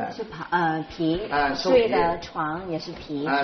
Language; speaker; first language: Chinese; non-native, learner; English